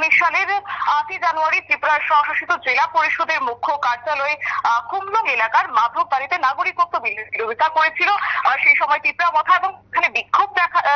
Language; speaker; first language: Bangla; native; Bangla